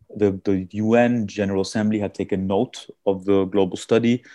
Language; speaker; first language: English; early bilingual, heritage; German